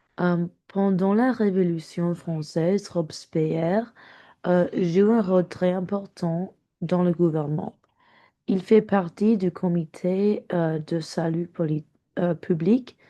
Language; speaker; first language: French; non-native, learner; English